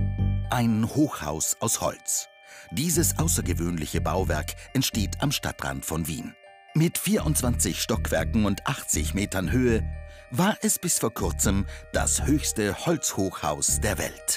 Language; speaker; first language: German; native; German